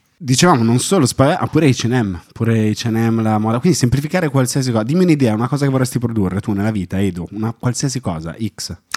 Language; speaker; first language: Italian; native; Italian